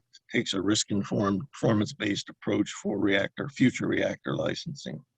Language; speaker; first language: English; native; English